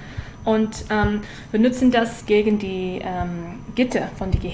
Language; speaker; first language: German; non-native, learner; English